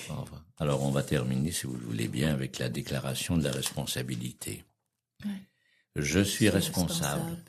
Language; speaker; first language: French; native; French